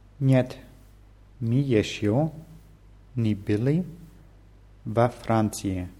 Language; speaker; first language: Russian; non-native, learner; German